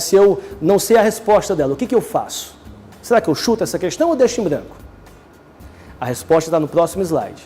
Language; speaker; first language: Portuguese; native; Portuguese